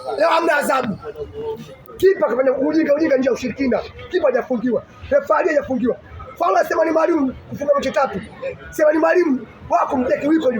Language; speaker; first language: Swahili; native; Swahili